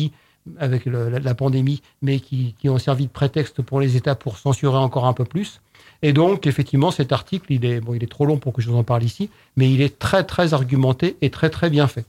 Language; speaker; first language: French; native; French